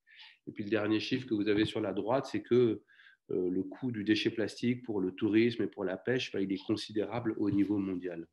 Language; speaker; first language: French; native; French